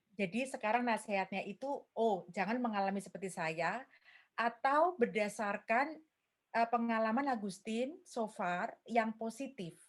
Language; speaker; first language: Indonesian; native; Indonesian